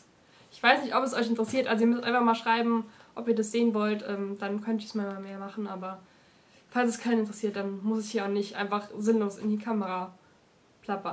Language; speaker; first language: German; native; German